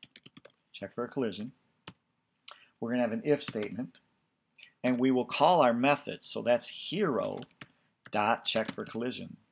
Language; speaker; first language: English; native; English